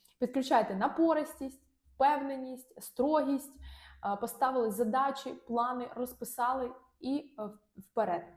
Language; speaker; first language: Ukrainian; non-native, local second language; Russian